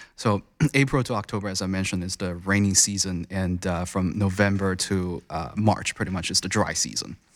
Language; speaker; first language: English; non-native, fluent; Chinese